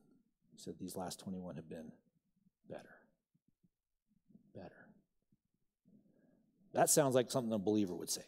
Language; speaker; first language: English; native; English